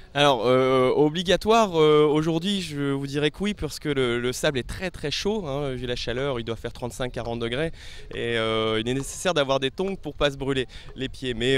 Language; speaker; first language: French; native; French